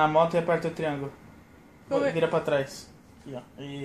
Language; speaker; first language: Portuguese; native; Portuguese